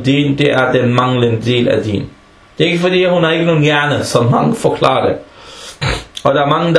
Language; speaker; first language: Danish; early bilingual, other home language; Arabic